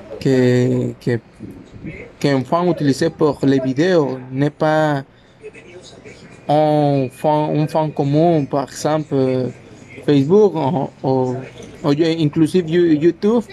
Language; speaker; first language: French; non-native, learner; Spanish